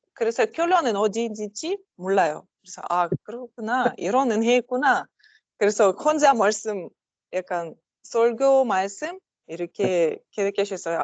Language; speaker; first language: Korean; non-native, learner; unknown